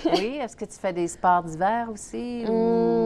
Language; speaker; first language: French; native; French